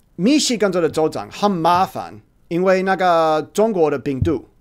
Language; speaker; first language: Chinese; non-native, learner; English